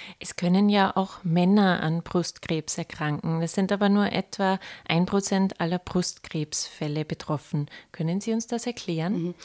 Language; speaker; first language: German; native; German